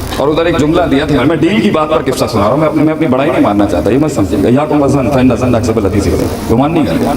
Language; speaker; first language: Urdu; non-native, local second language; Punjabi